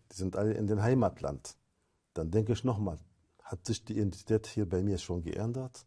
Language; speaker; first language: German; non-native, fluent; Arabic